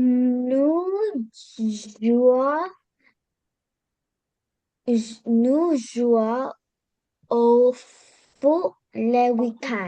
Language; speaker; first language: French; non-native, learner; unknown